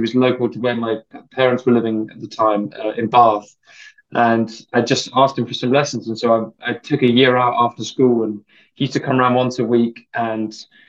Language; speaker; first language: English; native; English